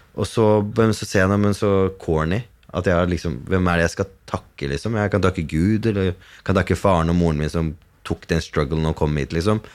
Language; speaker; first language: Norwegian; early bilingual, other home language; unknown